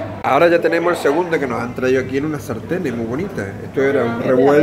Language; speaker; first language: Spanish; native; Spanish